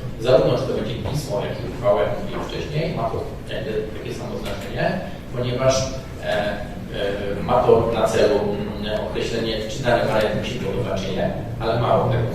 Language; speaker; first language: Polish; native; Polish